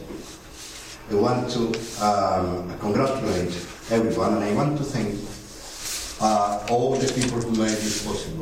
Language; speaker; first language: English; non-native, fluent; Spanish